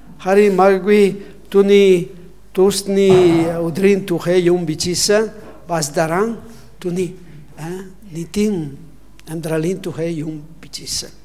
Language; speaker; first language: Mongolian; non-native, learner; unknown